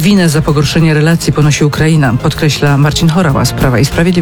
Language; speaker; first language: Polish; native; Polish